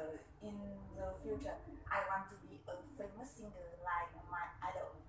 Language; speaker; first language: English; non-native, learner; Vietnamese